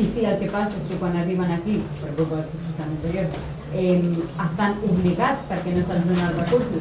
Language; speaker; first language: Catalan; native; Catalan